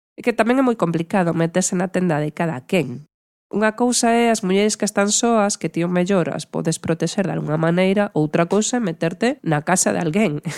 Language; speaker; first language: Galician; non-native, local second language; Spanish